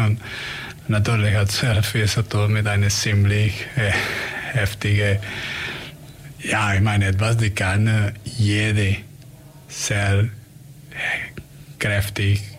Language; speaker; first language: German; non-native, fluent; Spanish